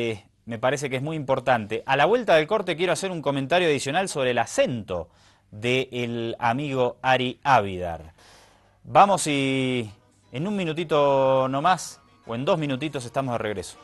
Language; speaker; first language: Spanish; native; Spanish